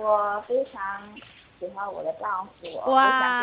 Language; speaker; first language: Chinese; non-native, learner; Korean